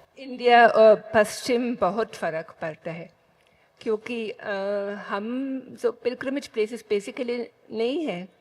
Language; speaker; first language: Hindi; non-native, learner; German